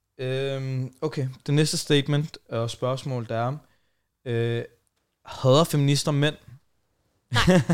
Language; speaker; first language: Danish; native; Danish